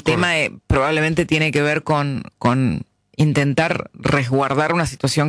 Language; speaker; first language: Spanish; native; Spanish